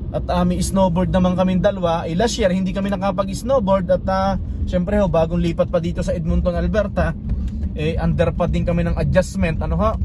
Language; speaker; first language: Filipino; native; Filipino